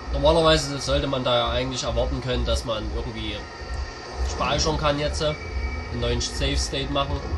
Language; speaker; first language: German; native; German